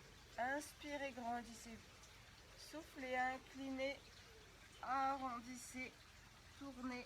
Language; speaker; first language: French; native; French